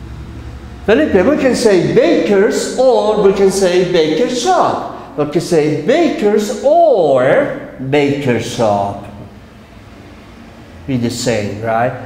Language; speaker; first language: English; non-native, fluent; Spanish